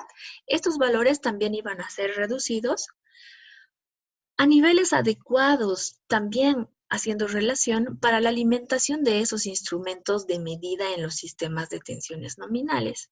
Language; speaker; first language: Spanish; native; Spanish